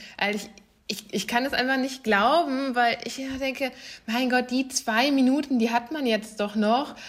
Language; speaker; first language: German; native; German